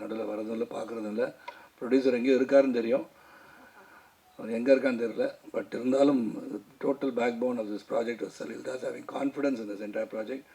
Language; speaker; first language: Tamil; native; Tamil